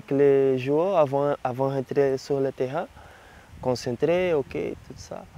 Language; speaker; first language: French; non-native, learner; Portuguese